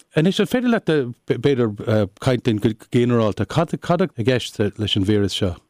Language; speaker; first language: Irish; non-native, local second language; English